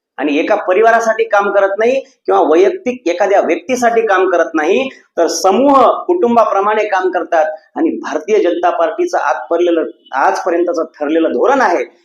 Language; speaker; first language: Marathi; non-native, local second language; Lambadi